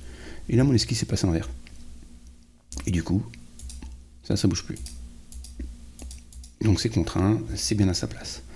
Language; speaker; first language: French; native; French